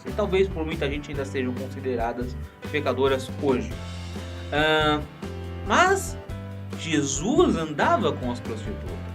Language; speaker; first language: Portuguese; native; Portuguese